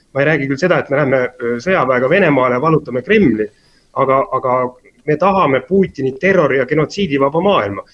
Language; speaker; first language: Estonian; native; Estonian